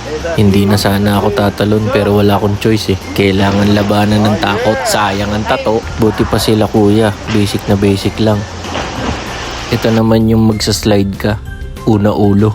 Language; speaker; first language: Filipino; non-native, local second language; Cebuano